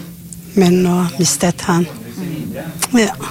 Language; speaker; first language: Norwegian; non-native, learner; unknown